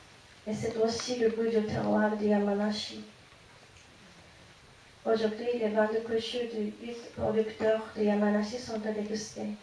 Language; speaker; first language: French; non-native, fluent; Japanese